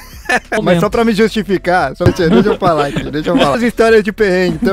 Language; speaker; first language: Portuguese; native; Portuguese